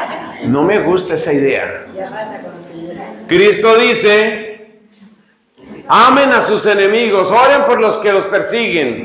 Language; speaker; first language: Spanish; native; Spanish